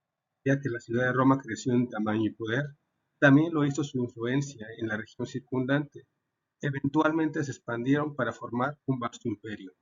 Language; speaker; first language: Spanish; native; Spanish